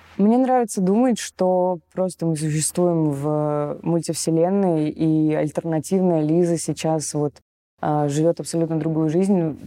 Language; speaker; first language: Russian; native; Russian